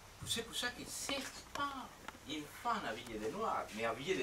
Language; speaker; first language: French; non-native, fluent; Spanish